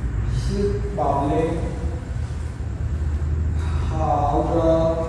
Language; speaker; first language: Vietnamese; non-native, learner; Hindi